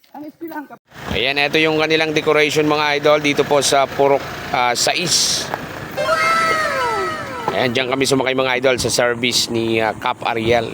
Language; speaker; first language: Filipino; non-native, local second language; Bikol